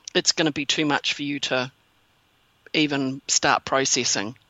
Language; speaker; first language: English; native; English